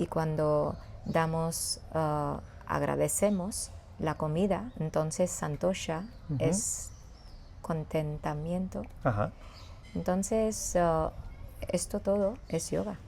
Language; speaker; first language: Spanish; non-native, fluent; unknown